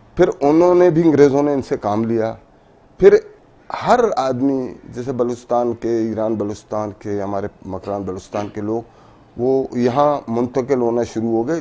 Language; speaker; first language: Urdu; non-native, local second language; Baluchi